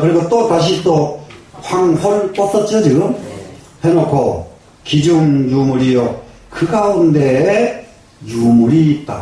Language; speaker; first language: Korean; native; Korean